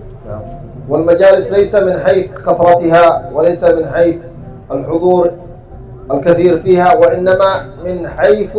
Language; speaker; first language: Arabic; native; Arabic